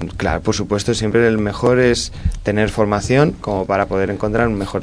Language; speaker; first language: Spanish; native; Spanish